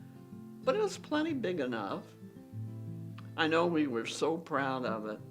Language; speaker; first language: English; native; English